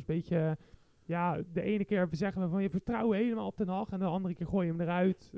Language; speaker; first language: Dutch; native; Dutch